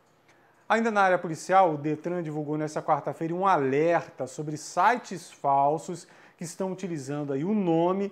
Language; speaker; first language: Portuguese; native; Portuguese